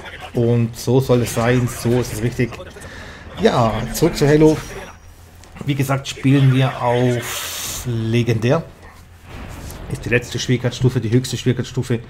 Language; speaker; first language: German; native; German